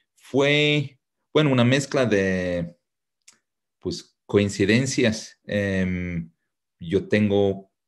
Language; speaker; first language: Spanish; non-native, fluent; English